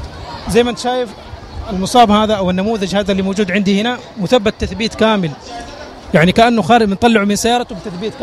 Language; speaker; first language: Arabic; native; Arabic